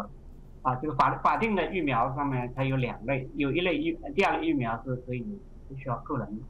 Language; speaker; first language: Chinese; native; Chinese